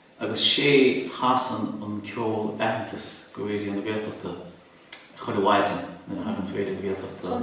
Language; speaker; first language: Irish; native; Irish